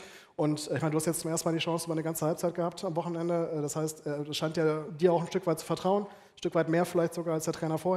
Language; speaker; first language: German; native; German